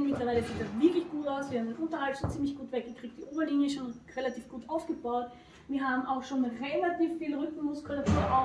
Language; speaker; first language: German; native; German